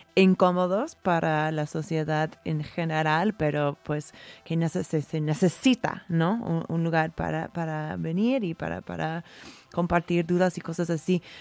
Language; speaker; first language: Spanish; non-native, fluent; English